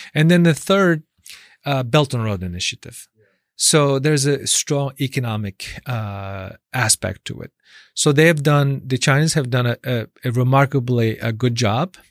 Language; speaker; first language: English; non-native, fluent; Chinese